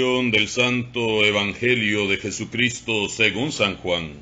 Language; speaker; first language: Spanish; native; Spanish